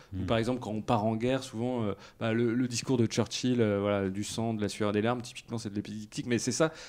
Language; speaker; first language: French; native; French